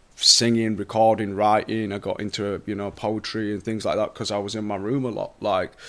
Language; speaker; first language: English; native; English